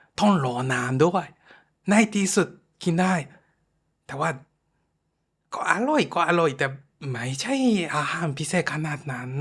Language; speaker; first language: Thai; non-native, fluent; Japanese